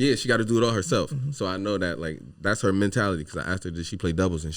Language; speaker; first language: English; native; English